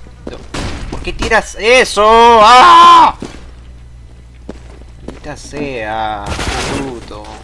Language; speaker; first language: Spanish; native; Spanish